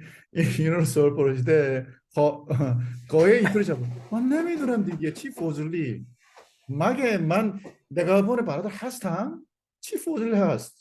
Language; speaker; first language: Persian; non-native, learner; Korean